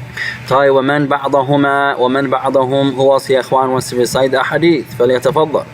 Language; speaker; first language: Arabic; non-native, fluent; English